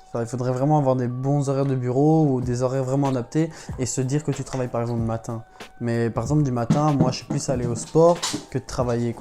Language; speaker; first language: French; native; French